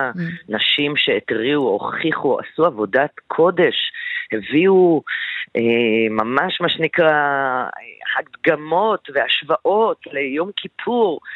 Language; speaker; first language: Hebrew; native; Hebrew